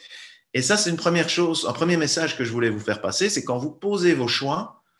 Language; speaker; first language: French; native; French